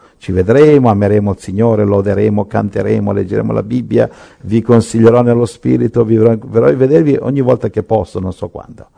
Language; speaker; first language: Italian; native; Italian